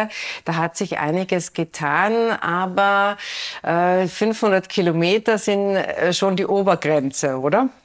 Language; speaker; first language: German; native; German